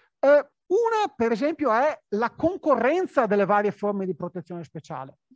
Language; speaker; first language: Italian; native; Italian